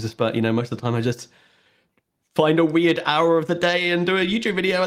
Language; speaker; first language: English; native; English